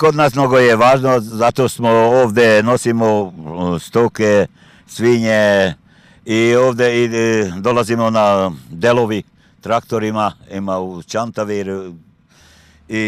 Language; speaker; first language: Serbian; non-native, local second language; Hungarian